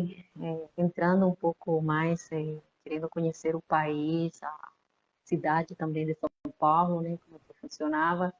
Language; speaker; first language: Portuguese; non-native, fluent; Spanish